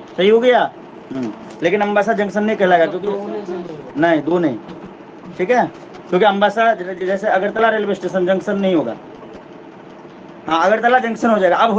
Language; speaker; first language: Hindi; native; Hindi